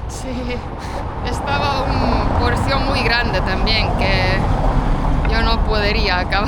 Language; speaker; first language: Spanish; non-native, fluent; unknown